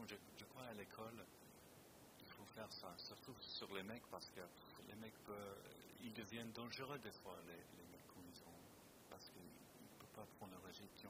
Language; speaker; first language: French; non-native, fluent; English